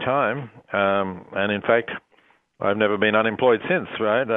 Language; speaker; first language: English; native; English